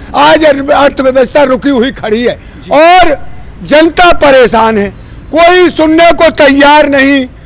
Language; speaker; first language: Hindi; native; Hindi